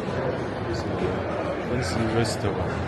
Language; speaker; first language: English; non-native, learner; Chinese